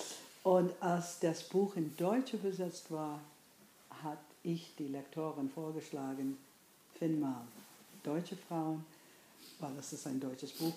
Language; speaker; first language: German; non-native, fluent; English